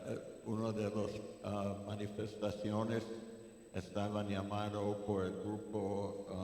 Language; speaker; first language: Spanish; non-native, fluent; English